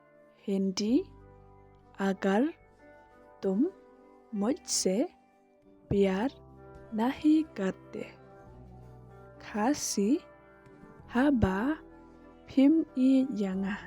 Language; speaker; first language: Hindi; non-native, local second language; Khasi